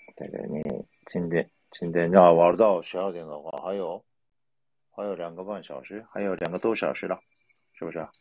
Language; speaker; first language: Chinese; non-native, fluent; Japanese